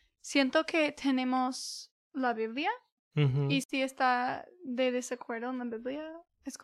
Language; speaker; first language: Spanish; early bilingual, heritage; English